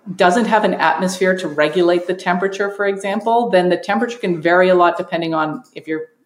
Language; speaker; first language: English; native; English